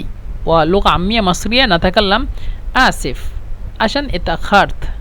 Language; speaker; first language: Arabic; non-native, fluent; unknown